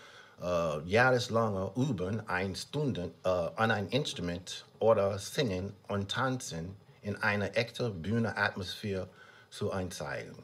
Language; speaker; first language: German; non-native, learner; English